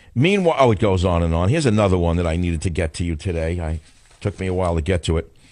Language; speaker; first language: English; native; English